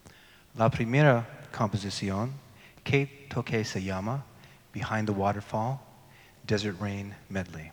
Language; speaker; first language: Spanish; non-native, learner; English